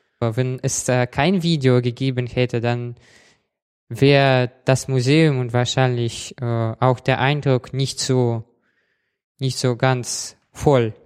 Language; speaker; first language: German; non-native, fluent; Russian